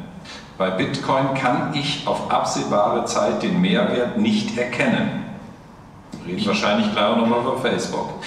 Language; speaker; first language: German; native; German